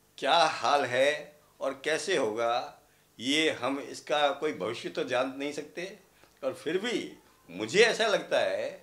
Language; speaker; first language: Hindi; native; Hindi